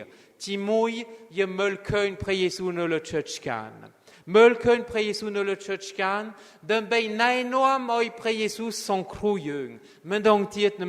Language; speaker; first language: Khmer; non-native, fluent; French